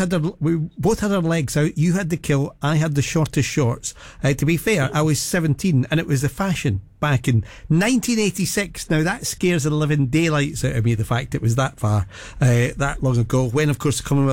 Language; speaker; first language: English; native; English